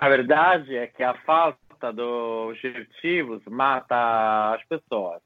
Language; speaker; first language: Portuguese; non-native, fluent; Italian